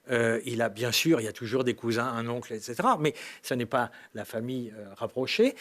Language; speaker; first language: French; native; French